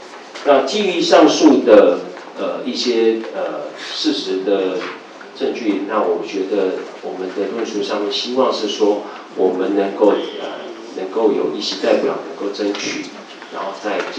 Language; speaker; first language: Chinese; native; Chinese